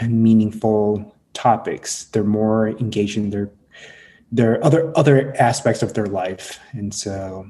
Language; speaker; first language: English; early bilingual, other home language; Hmong